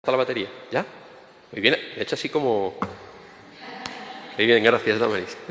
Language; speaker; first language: Spanish; native; Spanish